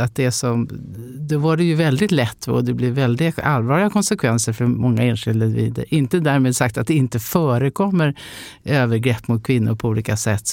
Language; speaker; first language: Swedish; native; Swedish